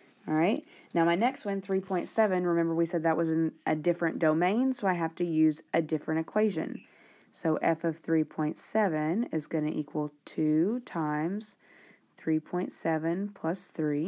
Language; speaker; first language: English; native; English